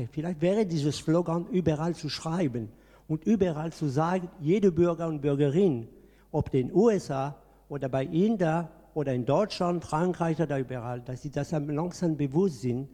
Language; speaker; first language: German; non-native, fluent; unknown